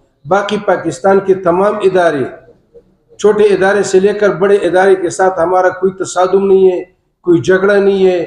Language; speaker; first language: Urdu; non-native, local second language; Pashto